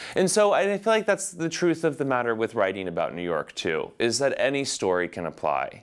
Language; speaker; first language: English; native; English